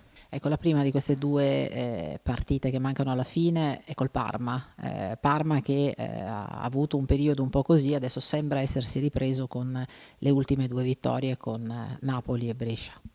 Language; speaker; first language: Italian; native; Italian